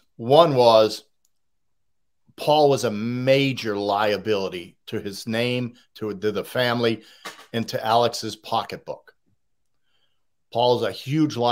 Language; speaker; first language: English; native; English